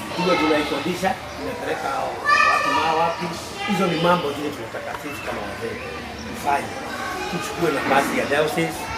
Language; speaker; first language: Swahili; non-native, local second language; Kikuyu